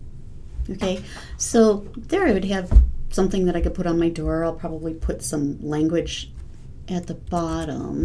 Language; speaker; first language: English; native; English